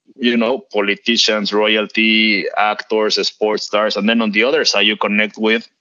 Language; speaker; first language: English; non-native, fluent; Spanish